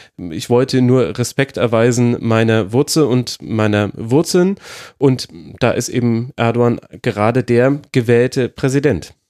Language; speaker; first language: German; native; German